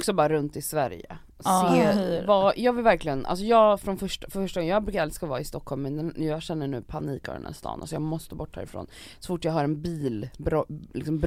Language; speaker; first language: Swedish; native; Swedish